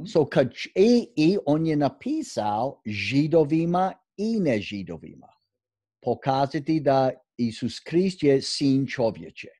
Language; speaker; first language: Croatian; non-native, fluent; English